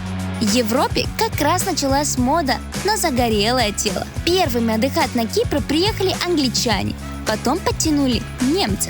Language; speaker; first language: Russian; native; Russian